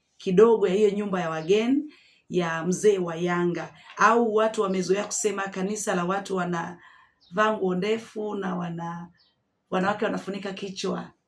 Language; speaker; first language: Swahili; native; Swahili